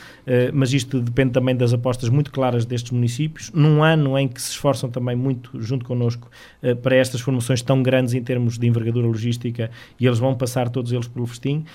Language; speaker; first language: Portuguese; native; Portuguese